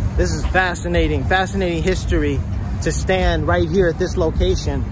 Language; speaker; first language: English; native; English